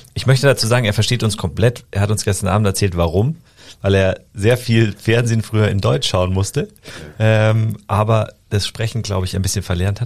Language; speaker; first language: German; native; German